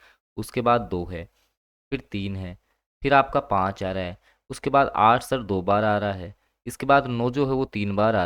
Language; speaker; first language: Hindi; native; Hindi